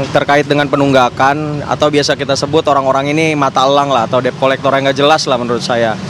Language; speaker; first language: Indonesian; native; Indonesian